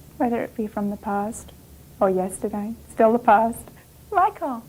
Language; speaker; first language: English; native; English